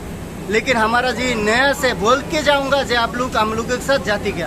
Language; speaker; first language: Hindi; non-native, learner; Bangla